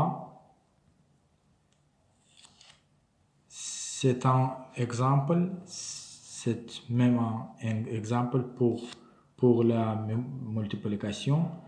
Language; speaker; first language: French; non-native, learner; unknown